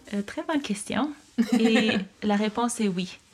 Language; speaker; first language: French; early bilingual, heritage; French